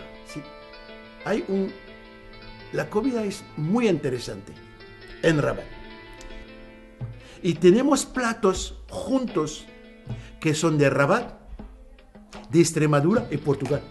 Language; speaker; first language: Spanish; non-native, learner; Arabic